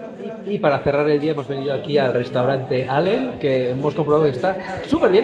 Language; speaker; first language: Spanish; native; Spanish